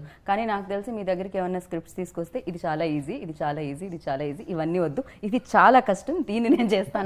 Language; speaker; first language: Telugu; native; Telugu